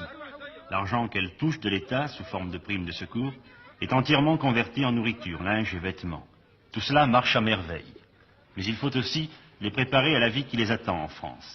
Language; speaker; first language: French; native; French